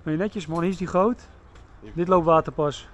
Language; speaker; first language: Dutch; native; Dutch